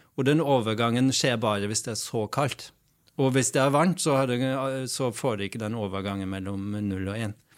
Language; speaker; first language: Norwegian; non-native, fluent; Dutch